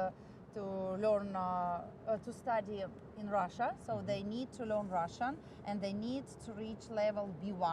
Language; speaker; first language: English; non-native, fluent; Russian